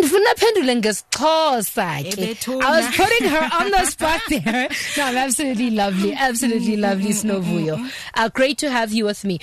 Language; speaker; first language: English; non-native, local second language; Xhosa